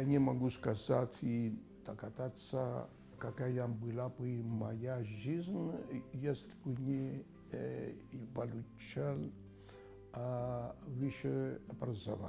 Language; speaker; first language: Russian; non-native, fluent; Greek